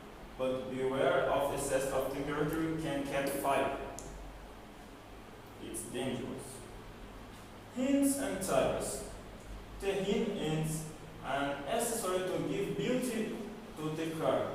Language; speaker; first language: English; non-native, learner; Portuguese